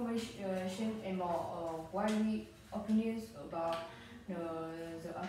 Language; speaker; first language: English; non-native, learner; Vietnamese